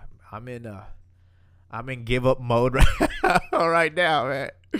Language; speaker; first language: English; early bilingual, other home language; Spanish